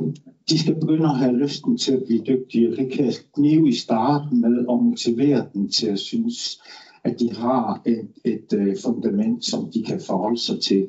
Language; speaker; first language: Danish; non-native, local second language; Kalaallisut